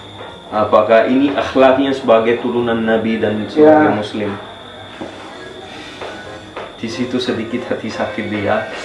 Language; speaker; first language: Indonesian; non-native, fluent; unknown